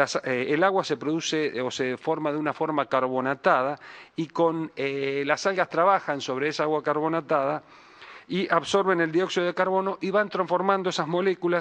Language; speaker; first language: Spanish; native; Spanish